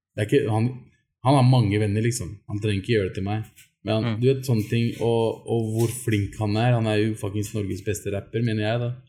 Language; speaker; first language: Norwegian; early bilingual, other home language; Urdu